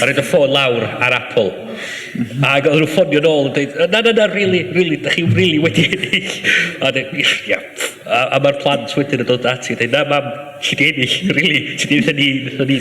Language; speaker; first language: Welsh; native; Welsh